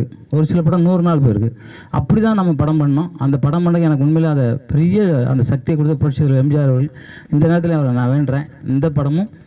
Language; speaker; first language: Tamil; native; Tamil